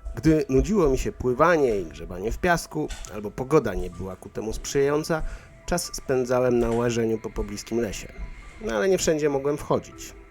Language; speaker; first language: Polish; native; Polish